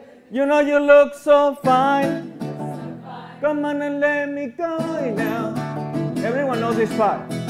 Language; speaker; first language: English; non-native, fluent; Spanish